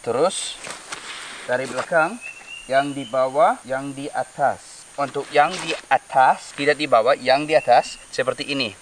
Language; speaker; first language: Indonesian; non-native, learner; English